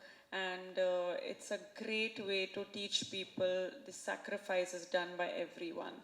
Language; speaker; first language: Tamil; non-native, fluent; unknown